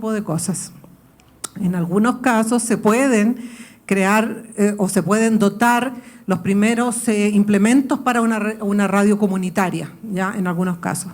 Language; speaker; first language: Spanish; native; Spanish